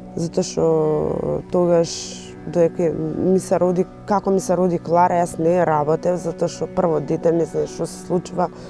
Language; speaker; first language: Macedonian; non-native, local second language; Romany